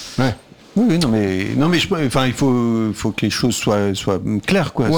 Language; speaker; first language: French; native; French